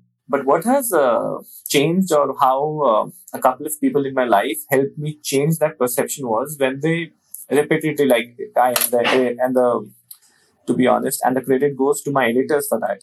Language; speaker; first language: English; non-native, local second language; Hindi